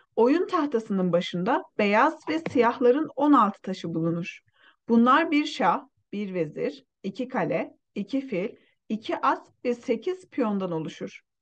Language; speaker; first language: Turkish; non-native, fluent; Uyghur